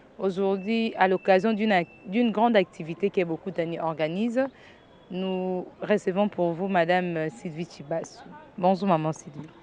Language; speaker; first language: French; non-native, local second language; Lingala